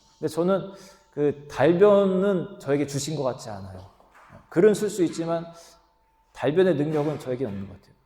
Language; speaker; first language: Korean; native; Korean